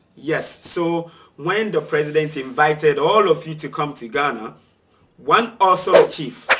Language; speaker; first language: English; non-native, local second language; Akan